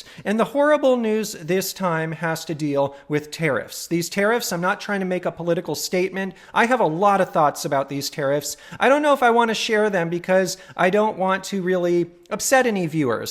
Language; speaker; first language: English; native; English